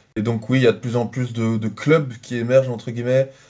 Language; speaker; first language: French; native; French